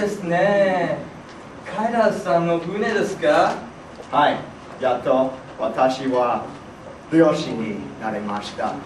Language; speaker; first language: Japanese; non-native, learner; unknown